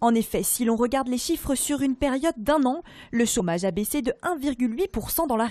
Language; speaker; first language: French; native; French